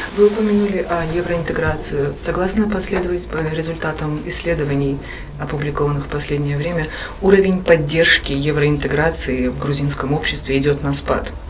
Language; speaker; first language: Russian; non-native, fluent; Georgian